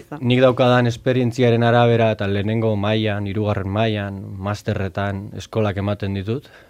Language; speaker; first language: Basque; native; Basque